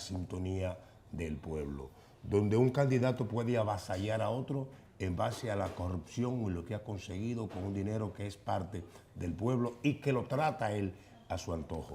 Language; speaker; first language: Spanish; native; Spanish